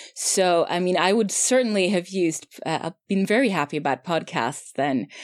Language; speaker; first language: English; non-native, fluent; Swedish